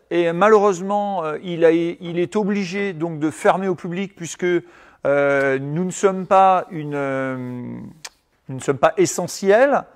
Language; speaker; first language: French; native; French